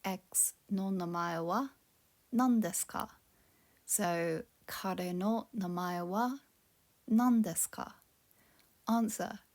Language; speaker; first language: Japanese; non-native, fluent; English